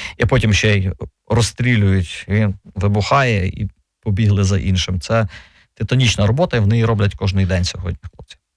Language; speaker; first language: Ukrainian; native; Ukrainian